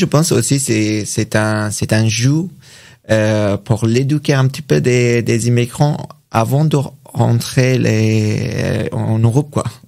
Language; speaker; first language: French; non-native, learner; Persian